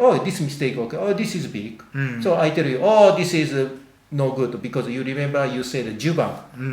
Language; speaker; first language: English; non-native, learner; Japanese